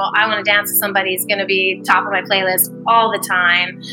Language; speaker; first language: English; native; English